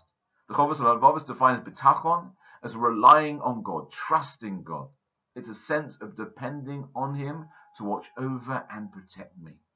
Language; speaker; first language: English; native; English